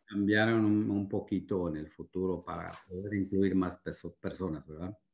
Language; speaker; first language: Spanish; early bilingual, heritage; Spanish